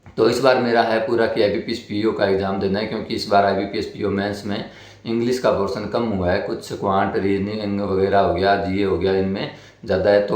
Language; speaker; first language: Hindi; native; Hindi